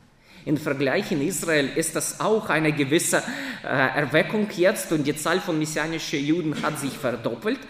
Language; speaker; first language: German; non-native, fluent; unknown